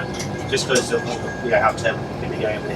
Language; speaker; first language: English; native; English